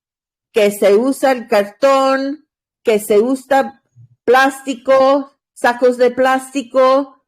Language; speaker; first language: Spanish; non-native, learner; English